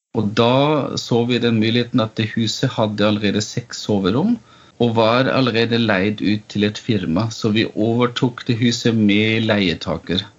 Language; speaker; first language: Norwegian; non-native, fluent; German